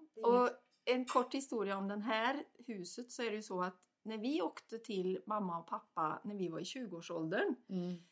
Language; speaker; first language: Swedish; native; Swedish